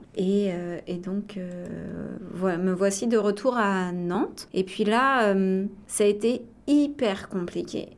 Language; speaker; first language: French; native; French